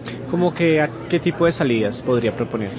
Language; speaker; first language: Spanish; native; Spanish